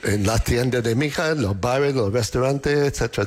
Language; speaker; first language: Spanish; non-native, fluent; English